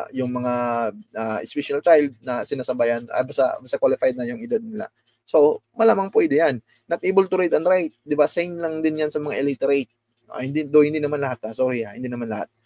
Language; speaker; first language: Filipino; non-native, local second language; Cebuano